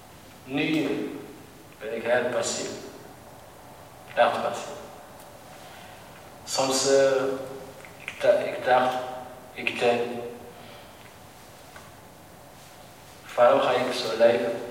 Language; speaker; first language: Dutch; non-native, learner; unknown